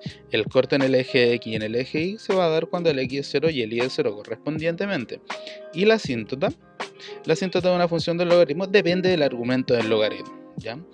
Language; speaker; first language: Spanish; native; Spanish